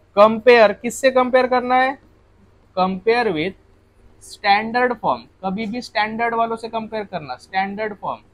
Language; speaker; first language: Hindi; non-native, local second language; Marathi